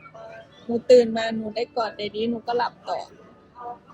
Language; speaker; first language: Thai; native; Thai